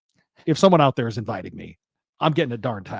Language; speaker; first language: English; native; English